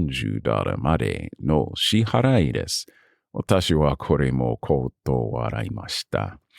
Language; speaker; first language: Japanese; non-native, learner; English